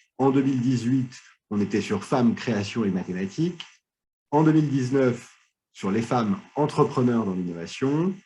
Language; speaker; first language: French; native; French